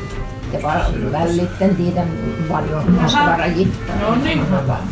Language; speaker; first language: Swedish; non-native, learner; Finnish